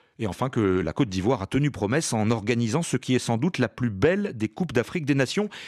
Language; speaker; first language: French; native; French